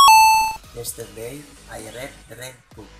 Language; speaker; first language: English; non-native, learner; Indonesian